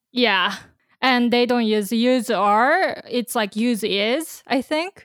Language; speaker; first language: English; non-native, fluent; Japanese